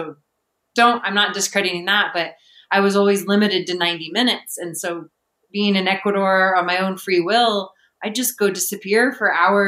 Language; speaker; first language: English; native; English